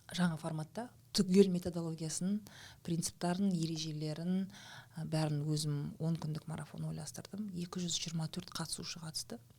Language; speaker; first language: Kazakh; native; Kazakh